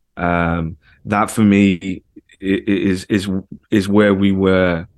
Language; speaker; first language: English; native; English